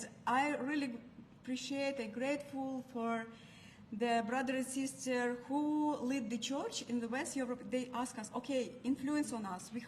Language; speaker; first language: English; non-native, learner; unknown